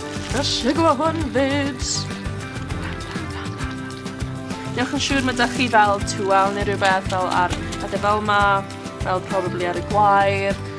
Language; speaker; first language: Welsh; non-native, local second language; English